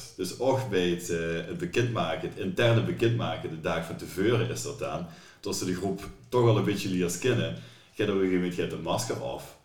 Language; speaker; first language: Dutch; native; Dutch